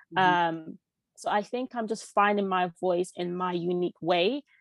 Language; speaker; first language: English; early bilingual, other home language; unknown